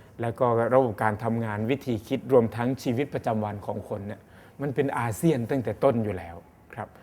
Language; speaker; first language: Thai; native; Thai